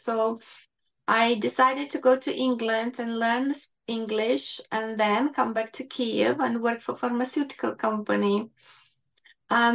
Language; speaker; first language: English; non-native, fluent; Ukrainian